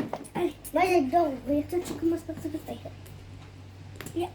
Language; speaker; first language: French; native; French